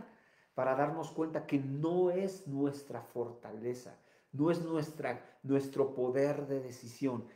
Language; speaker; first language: Spanish; native; Spanish